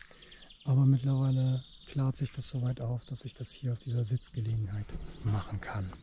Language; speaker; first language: German; native; German